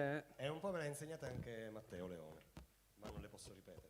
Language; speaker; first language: Italian; native; Italian